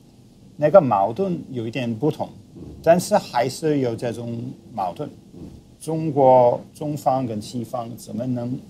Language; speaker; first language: Chinese; non-native, fluent; English